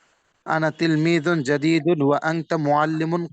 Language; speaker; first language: Arabic; non-native, learner; Bangla